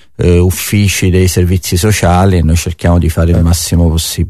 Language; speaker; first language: Italian; native; Italian